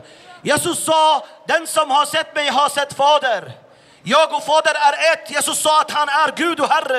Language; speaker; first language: Swedish; non-native, fluent; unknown